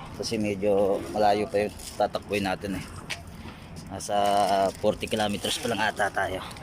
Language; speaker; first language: Filipino; non-native, local second language; Cebuano